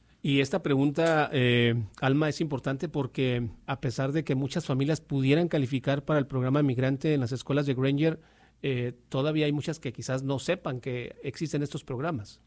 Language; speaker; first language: Spanish; native; Spanish